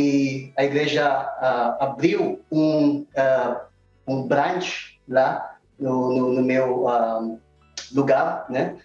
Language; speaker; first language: Portuguese; non-native, learner; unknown